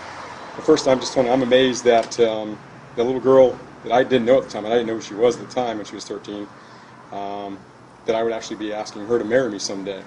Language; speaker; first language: English; native; English